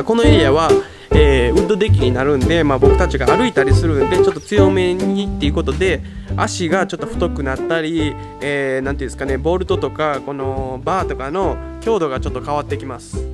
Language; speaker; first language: Japanese; native; Japanese